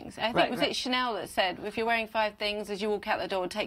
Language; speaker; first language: English; native; English